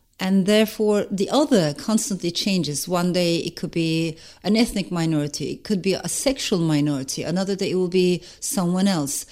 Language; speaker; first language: English; non-native, fluent; Turkish